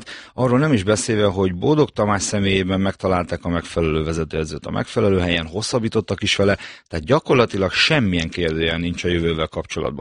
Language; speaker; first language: Hungarian; native; Hungarian